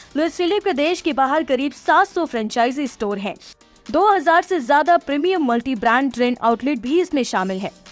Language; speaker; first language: Hindi; native; Hindi